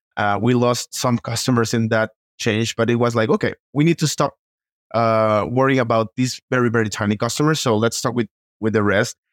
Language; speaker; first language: English; non-native, fluent; Spanish